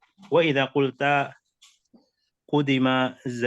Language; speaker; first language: Arabic; non-native, learner; Indonesian